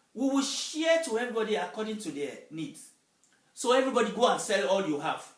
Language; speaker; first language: English; non-native, local second language; Yoruba